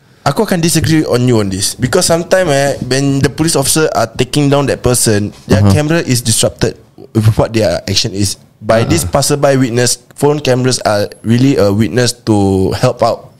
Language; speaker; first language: English; non-native, local second language; Malay